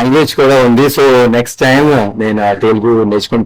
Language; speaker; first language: Telugu; non-native, learner; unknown